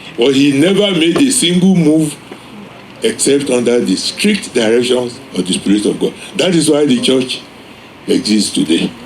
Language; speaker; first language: English; non-native, local second language; Yoruba